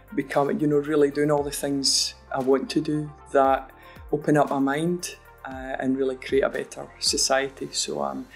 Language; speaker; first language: English; native; English